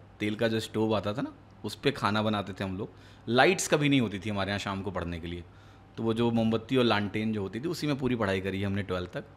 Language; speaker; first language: Hindi; native; Hindi